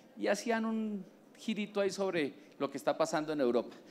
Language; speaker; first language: Spanish; native; Spanish